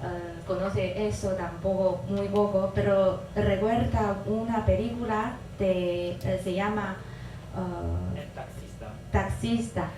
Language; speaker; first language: Spanish; non-native, fluent; Chinese